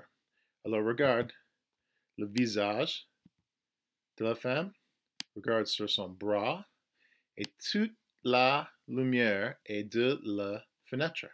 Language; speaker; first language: French; non-native, fluent; English